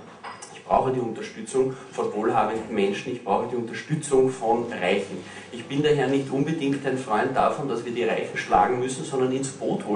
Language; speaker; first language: German; native; German